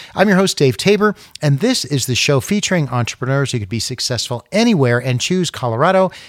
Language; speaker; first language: English; native; English